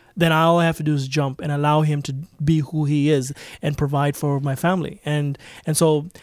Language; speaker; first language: English; native; English